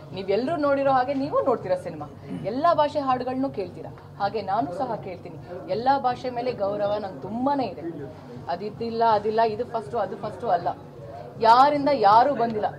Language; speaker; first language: Kannada; native; Kannada